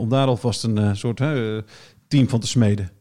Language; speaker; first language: Dutch; native; Dutch